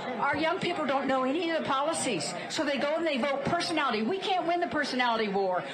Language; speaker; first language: English; native; English